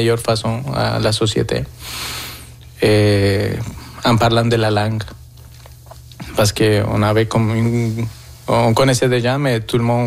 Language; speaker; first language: French; non-native, fluent; Spanish